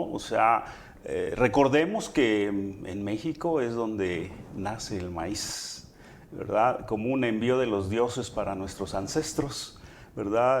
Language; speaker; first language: Spanish; native; Spanish